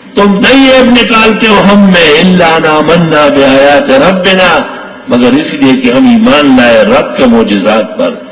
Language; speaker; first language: Urdu; non-native, local second language; Pashto